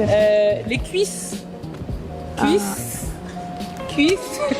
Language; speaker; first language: French; non-native, learner; Swedish